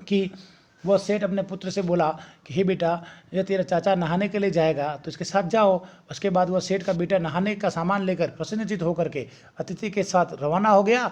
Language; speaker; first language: Hindi; native; Hindi